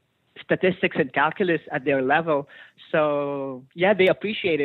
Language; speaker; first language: English; non-native, local second language; Filipino